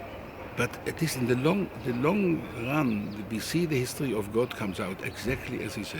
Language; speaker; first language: English; non-native, fluent; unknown